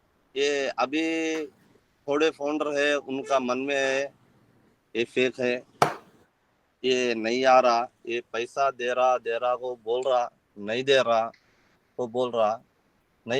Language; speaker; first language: Hindi; non-native, local second language; Telugu